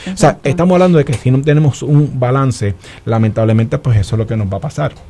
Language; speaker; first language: Spanish; native; Spanish